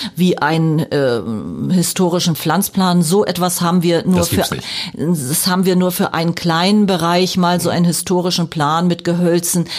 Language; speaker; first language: German; native; German